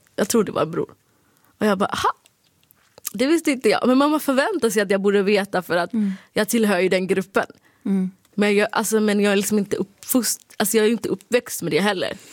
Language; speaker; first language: Swedish; early bilingual, other home language; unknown